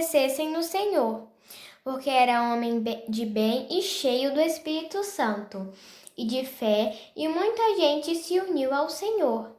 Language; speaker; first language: Portuguese; native; Portuguese